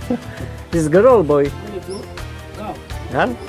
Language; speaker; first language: English; non-native, learner; Slovak